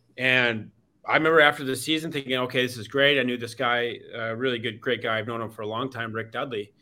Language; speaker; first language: English; native; English